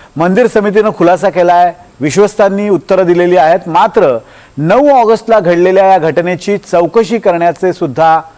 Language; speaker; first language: Marathi; native; Marathi